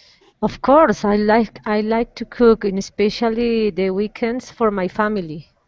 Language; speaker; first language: English; non-native, learner; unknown